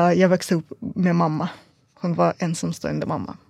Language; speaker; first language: Swedish; non-native, learner; Russian